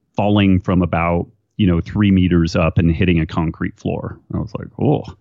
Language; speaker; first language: English; native; English